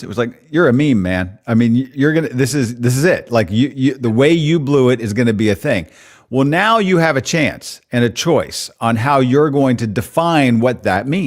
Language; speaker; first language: English; native; English